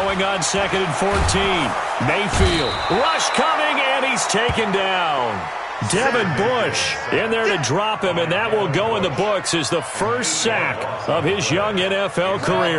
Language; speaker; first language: English; native; English